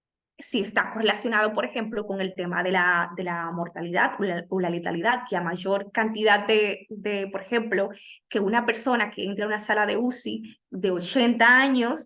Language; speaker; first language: Spanish; native; Spanish